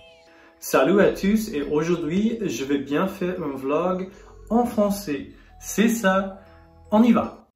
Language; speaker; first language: French; non-native, fluent; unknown